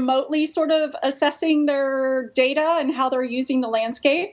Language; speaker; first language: English; native; English